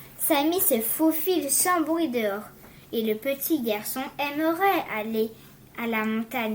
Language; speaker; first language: French; native; French